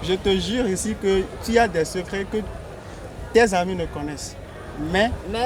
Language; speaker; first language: French; non-native, fluent; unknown